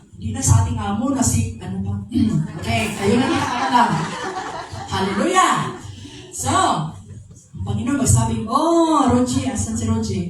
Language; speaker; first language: Filipino; non-native, local second language; Cebuano